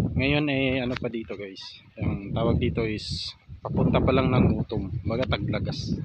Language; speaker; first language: Filipino; non-native, local second language; Cebuano